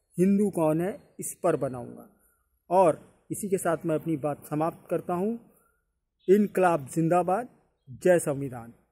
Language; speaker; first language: Hindi; native; Hindi